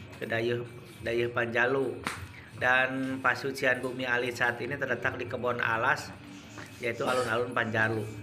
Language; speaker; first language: Indonesian; non-native, local second language; Sundanese